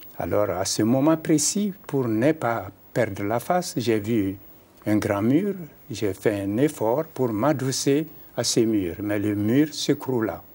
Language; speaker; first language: French; non-native, local second language; Mandingo